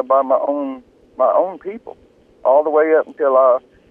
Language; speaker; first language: English; early bilingual, other home language; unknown